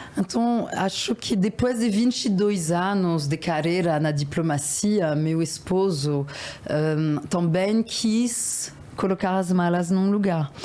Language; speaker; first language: Portuguese; non-native, fluent; French